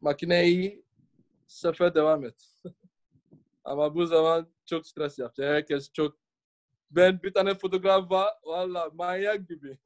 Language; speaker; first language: Turkish; non-native, learner; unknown